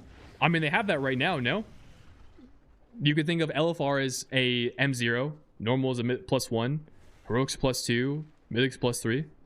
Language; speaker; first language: English; native; English